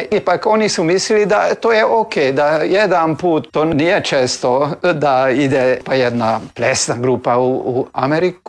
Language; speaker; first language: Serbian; early bilingual, heritage; Serbian